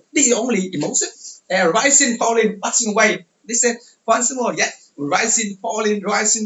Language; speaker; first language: English; non-native, learner; Vietnamese